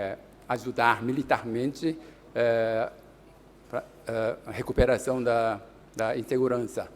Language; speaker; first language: Portuguese; non-native, fluent; Japanese